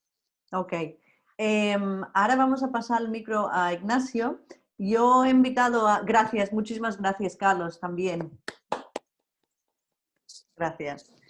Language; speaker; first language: Spanish; non-native, fluent; English